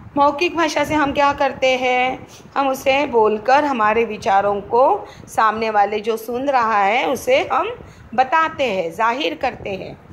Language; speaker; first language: Hindi; native; Hindi